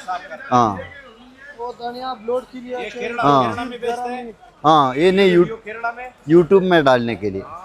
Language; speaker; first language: Hindi; non-native, local second language; Malayalam